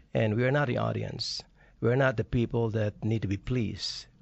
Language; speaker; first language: English; non-native, local second language; Filipino